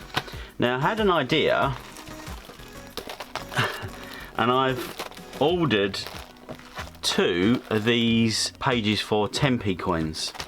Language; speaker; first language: English; native; English